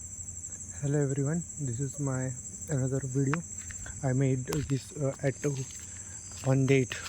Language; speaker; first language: English; non-native, learner; Hindi